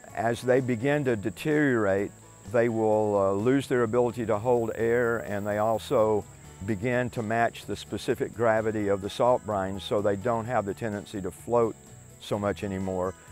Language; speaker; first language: English; native; English